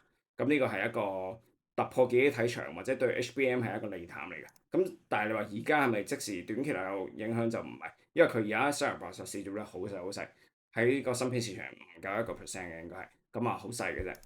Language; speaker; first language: Cantonese; native; Cantonese